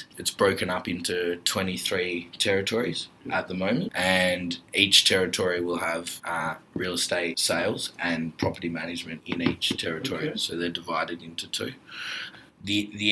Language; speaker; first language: English; native; English